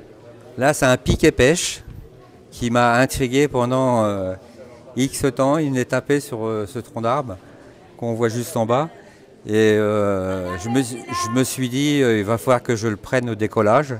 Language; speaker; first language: French; native; French